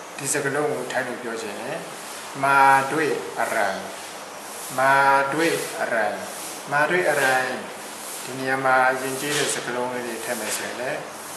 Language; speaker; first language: Burmese; native; Burmese